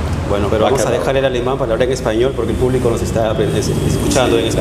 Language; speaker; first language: Spanish; native; Spanish